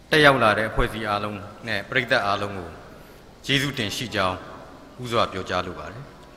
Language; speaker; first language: Burmese; non-native, local second language; Mon